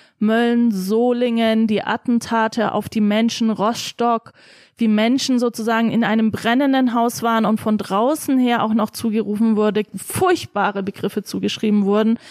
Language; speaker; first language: German; early bilingual, other home language; Turkish